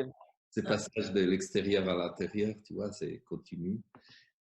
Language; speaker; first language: French; non-native, fluent; Italian